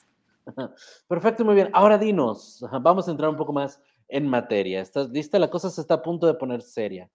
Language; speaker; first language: Spanish; native; Spanish